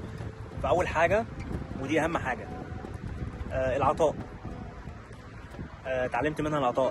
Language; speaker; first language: Arabic; native; Arabic